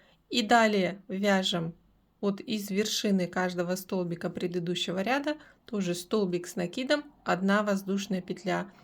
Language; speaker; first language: Russian; native; Russian